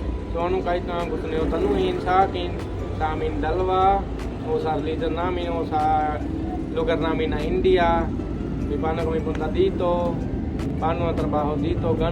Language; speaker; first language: Filipino; non-native, learner; Punjabi